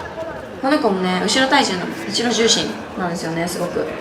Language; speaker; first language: Japanese; native; Japanese